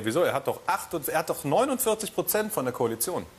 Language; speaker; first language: German; native; German